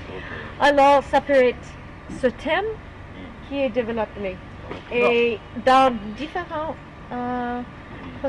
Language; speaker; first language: French; non-native, learner; English